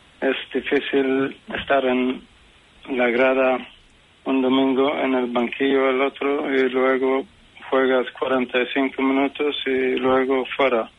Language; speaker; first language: Spanish; non-native, fluent; Swedish